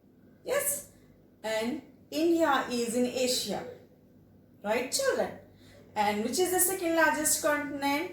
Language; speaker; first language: English; non-native, local second language; Telugu